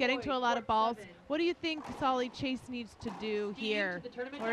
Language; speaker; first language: English; native; English